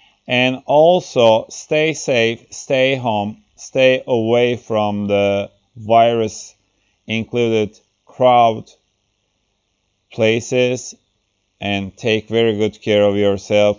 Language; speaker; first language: English; non-native, fluent; Turkish